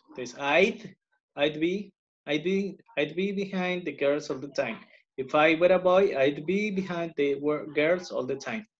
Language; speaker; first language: English; non-native, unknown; Spanish